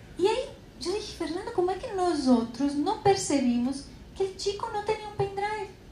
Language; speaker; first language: Spanish; non-native, fluent; Portuguese